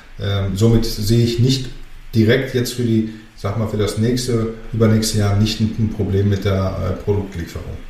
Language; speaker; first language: German; early bilingual, other home language; Greek